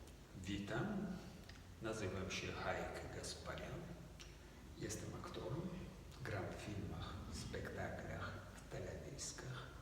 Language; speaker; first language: Polish; non-native, fluent; Armenian